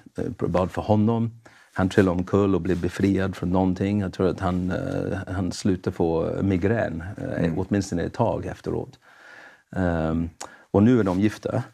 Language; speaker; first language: Swedish; non-native, fluent; English